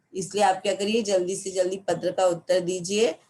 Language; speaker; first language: Hindi; non-native, local second language; Marathi